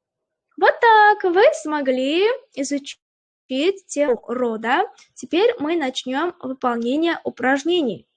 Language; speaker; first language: Russian; non-native, local second language; Uzbek